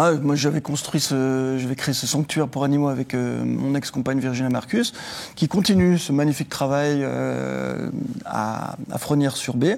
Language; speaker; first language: French; native; French